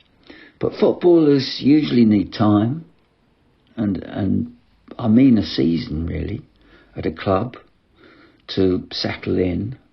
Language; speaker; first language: English; native; English